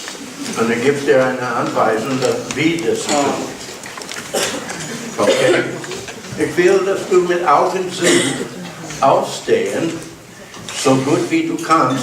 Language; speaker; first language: German; non-native, learner; English